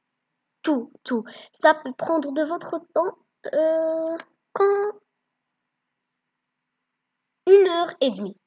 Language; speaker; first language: French; non-native, learner; Arabic